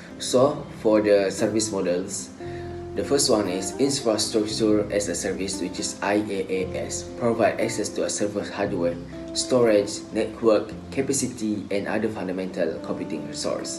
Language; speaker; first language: English; non-native, local second language; Malay